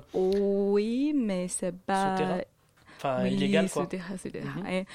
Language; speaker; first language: French; non-native, fluent; Chinese